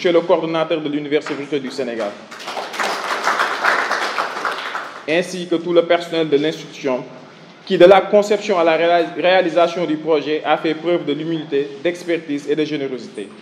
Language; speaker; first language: French; non-native, local second language; Wolof